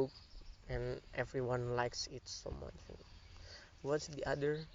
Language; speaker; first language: English; non-native, learner; Indonesian